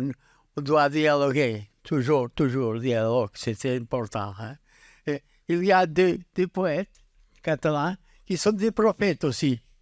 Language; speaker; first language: French; non-native, learner; Catalan